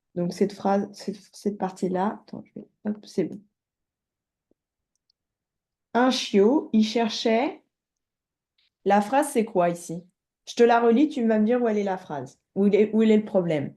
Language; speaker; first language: French; native; French